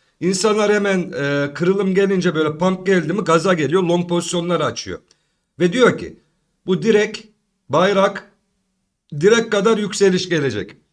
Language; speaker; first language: Turkish; native; Turkish